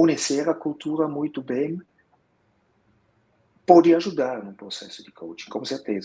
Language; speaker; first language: Portuguese; non-native, fluent; Swiss German